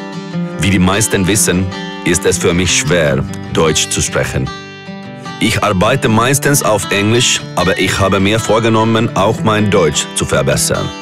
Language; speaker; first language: German; non-native, learner; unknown